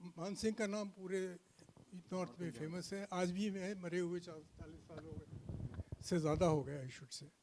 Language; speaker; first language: Hindi; native; Hindi